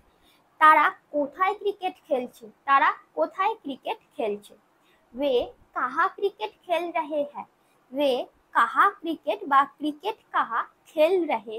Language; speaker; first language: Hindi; non-native, local second language; Bangla